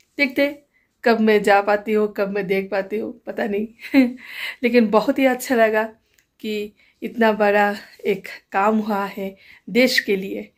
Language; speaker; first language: Hindi; non-native, local second language; Bangla